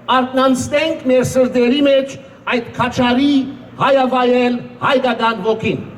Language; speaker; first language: Armenian; early bilingual, other home language; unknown